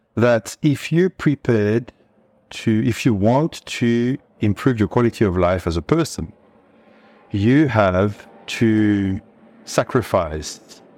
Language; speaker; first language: English; non-native, fluent; French